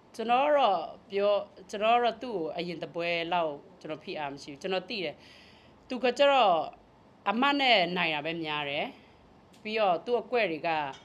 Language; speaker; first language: Burmese; native; Burmese